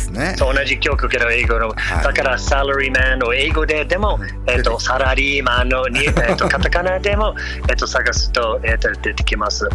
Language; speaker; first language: Japanese; non-native, learner; English